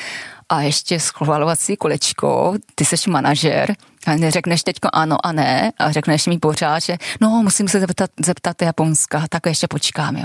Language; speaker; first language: Czech; non-native, fluent; Japanese